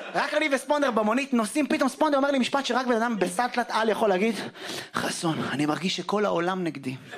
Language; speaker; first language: Hebrew; native; Hebrew